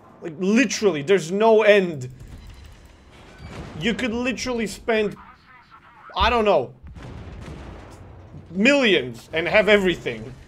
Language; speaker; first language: English; non-native, fluent; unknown